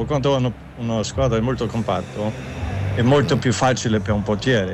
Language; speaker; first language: Italian; non-native, fluent; German